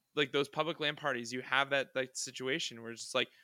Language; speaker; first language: English; native; English